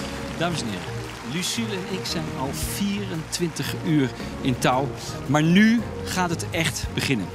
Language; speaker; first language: Dutch; native; Dutch